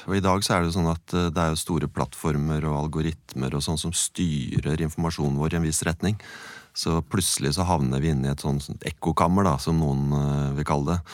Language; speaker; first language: Norwegian; native; Norwegian